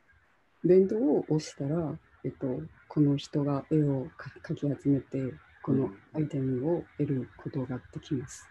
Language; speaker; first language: Japanese; non-native, local second language; Chinese